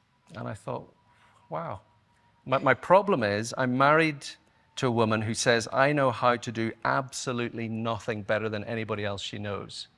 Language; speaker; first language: English; native; English